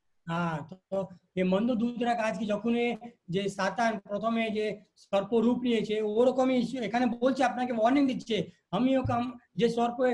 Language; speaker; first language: Bangla; non-native, local second language; Hindi